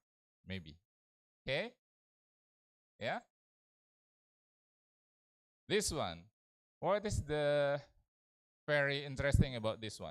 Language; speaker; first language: English; non-native, learner; Indonesian